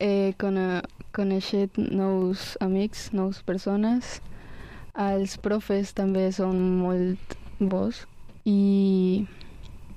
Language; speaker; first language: Catalan; non-native, learner; Spanish